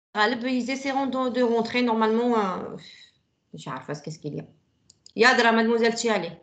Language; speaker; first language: French; non-native, local second language; Arabic